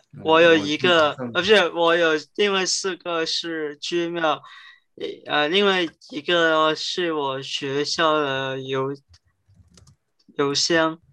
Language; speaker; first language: Chinese; early bilingual, heritage; Chinese